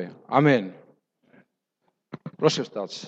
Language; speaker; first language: Polish; non-native, fluent; Russian